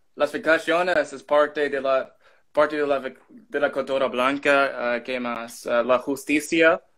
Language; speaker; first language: Spanish; non-native, learner; English